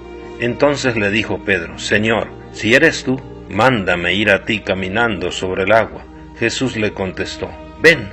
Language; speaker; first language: Spanish; native; Spanish